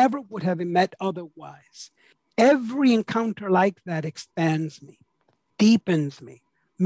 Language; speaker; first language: English; native; English